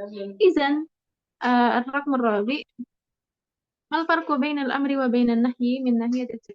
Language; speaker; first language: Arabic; non-native, fluent; Indonesian